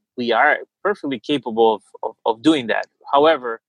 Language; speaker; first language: English; early bilingual, other home language; Portuguese